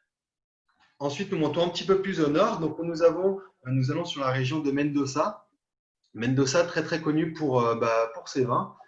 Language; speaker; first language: French; native; French